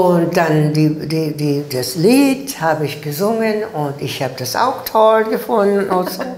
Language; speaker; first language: German; non-native, learner; English